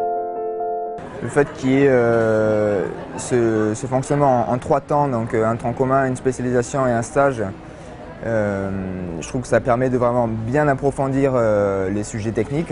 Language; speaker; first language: French; native; French